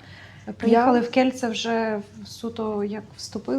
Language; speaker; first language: Ukrainian; native; Ukrainian